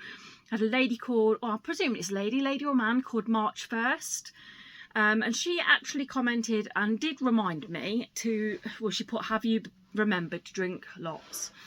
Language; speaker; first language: English; native; English